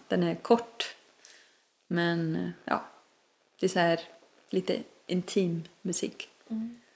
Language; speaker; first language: Swedish; non-native, fluent; Icelandic